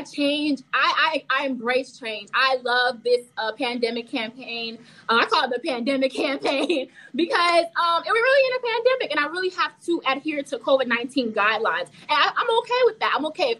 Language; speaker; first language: English; early bilingual, other home language; Haitian Creole